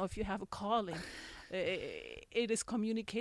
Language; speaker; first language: English; non-native, fluent; German